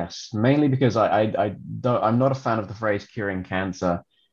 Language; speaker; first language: English; native; English